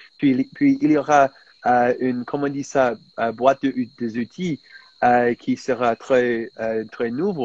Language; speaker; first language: French; non-native, fluent; English